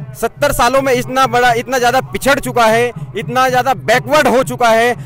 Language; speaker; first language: Hindi; native; Hindi